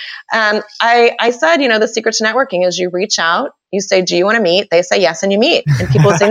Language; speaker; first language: English; native; English